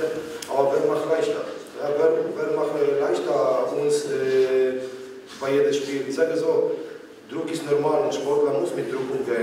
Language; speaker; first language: German; non-native, learner; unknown